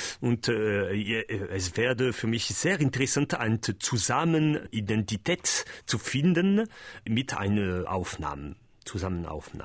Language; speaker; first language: German; non-native, learner; French